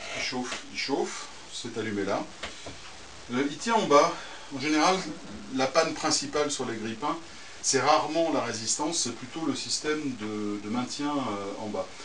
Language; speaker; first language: French; native; French